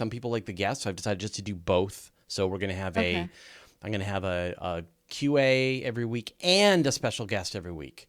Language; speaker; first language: English; native; English